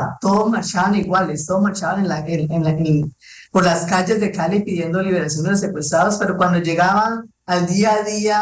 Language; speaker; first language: Spanish; native; Spanish